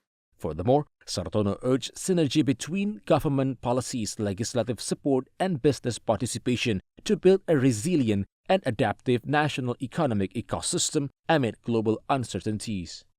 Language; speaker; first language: English; non-native, fluent; Indonesian